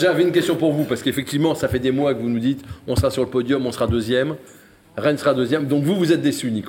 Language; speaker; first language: French; native; French